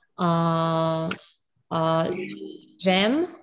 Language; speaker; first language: French; non-native, learner; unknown